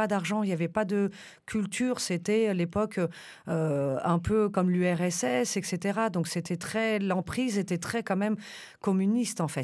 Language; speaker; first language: French; early bilingual, other home language; Romanian